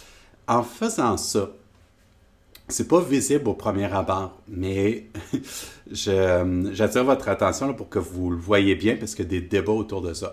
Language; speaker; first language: French; native; French